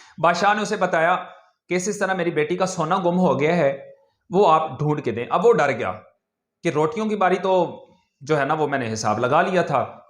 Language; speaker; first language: Urdu; non-native, local second language; Punjabi